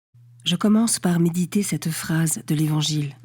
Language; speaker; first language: French; native; French